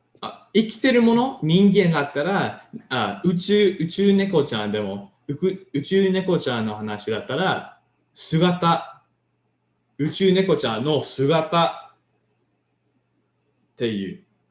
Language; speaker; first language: Japanese; non-native, learner; English